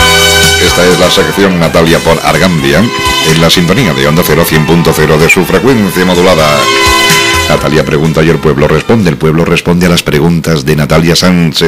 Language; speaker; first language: Spanish; native; Spanish